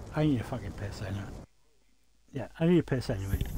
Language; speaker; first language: English; native; English